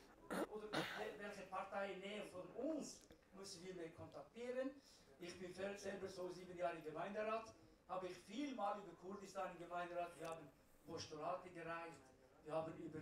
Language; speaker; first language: German; non-native, learner; Central Kurdish